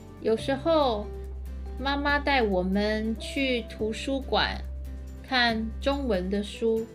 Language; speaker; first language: Chinese; early bilingual, heritage; Chinese